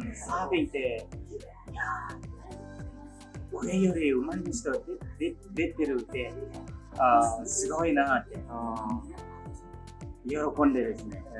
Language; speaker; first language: Japanese; non-native, fluent; Indonesian